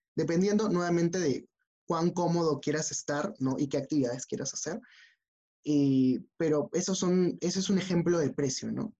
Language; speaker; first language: Spanish; native; Spanish